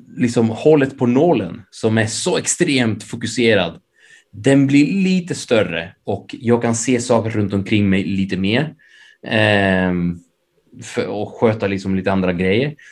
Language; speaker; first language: Swedish; early bilingual, other home language; Spanish